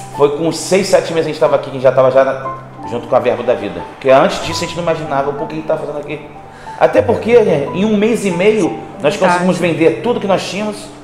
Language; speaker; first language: Portuguese; native; Portuguese